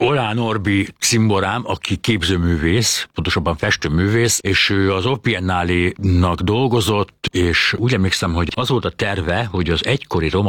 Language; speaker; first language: Hungarian; native; Hungarian